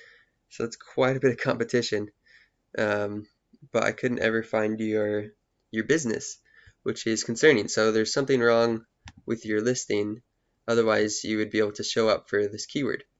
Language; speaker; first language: English; native; English